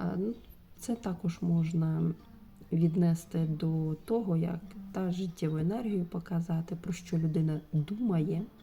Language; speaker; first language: Ukrainian; non-native, local second language; Russian